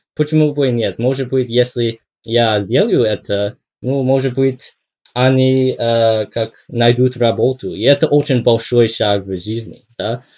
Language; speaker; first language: Russian; non-native, fluent; English